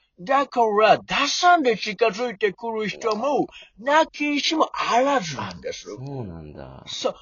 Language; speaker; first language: Japanese; non-native, fluent; English